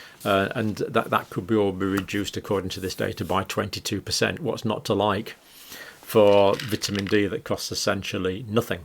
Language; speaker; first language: English; native; English